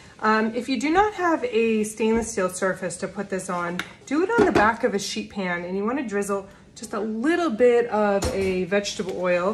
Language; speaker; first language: English; native; English